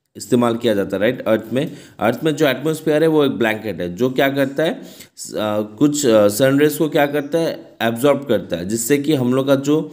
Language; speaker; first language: Hindi; non-native, local second language; Bangla